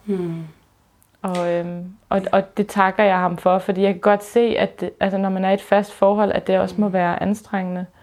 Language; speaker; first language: Danish; early bilingual, other home language; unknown